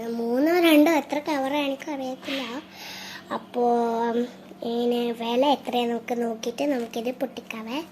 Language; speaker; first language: Malayalam; native; Malayalam